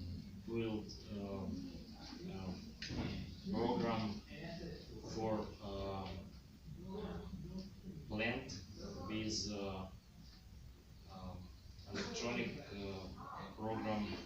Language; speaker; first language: English; non-native, learner; Russian